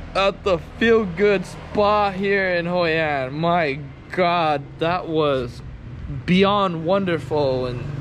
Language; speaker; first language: English; early bilingual, other home language; Vietnamese